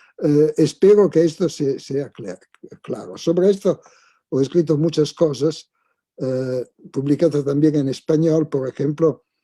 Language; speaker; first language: Spanish; non-native, fluent; Italian